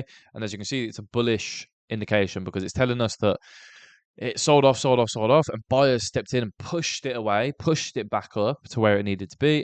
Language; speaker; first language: English; native; English